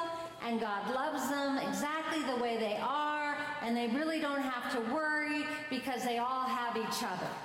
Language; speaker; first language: English; native; English